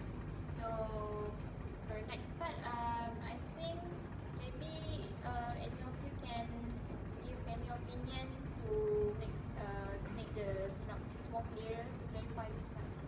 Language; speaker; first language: English; non-native, local second language; Malay